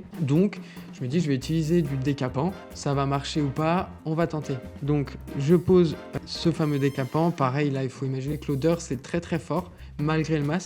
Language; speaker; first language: French; native; French